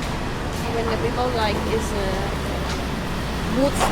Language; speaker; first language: English; non-native, learner; Thai